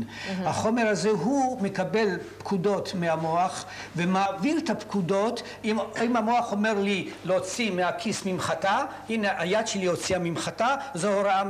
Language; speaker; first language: Hebrew; native; Hebrew